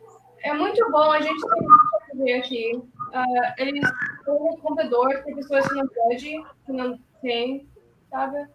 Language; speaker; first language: Portuguese; early bilingual, heritage; Portuguese